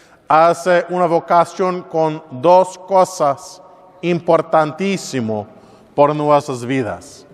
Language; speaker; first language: Spanish; non-native, learner; English